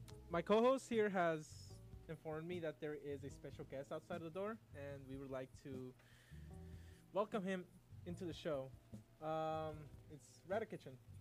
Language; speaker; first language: English; early bilingual, other home language; Spanish